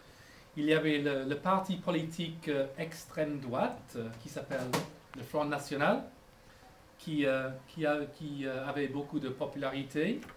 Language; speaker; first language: French; non-native, fluent; English